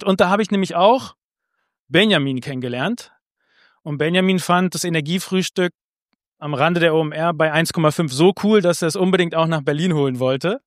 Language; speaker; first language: German; native; German